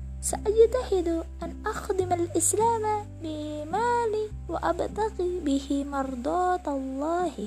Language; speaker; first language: Arabic; non-native, learner; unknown